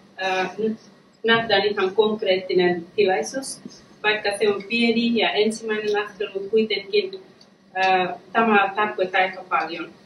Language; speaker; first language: Finnish; non-native, fluent; Persian